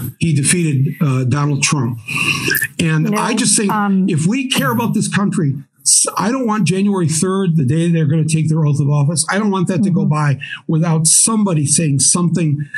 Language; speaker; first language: English; native; English